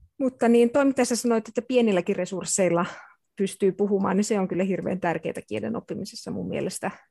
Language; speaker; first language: Finnish; native; Finnish